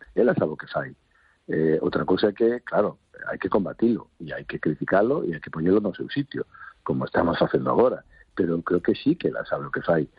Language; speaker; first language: Galician; non-native, local second language; Spanish